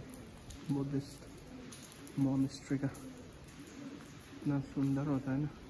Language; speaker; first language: Hindi; non-native, local second language; Nepali